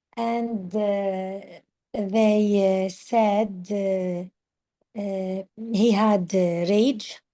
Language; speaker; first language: English; non-native, learner; Arabic